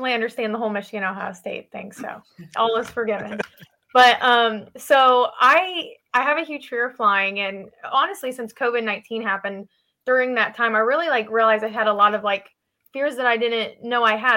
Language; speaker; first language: English; native; English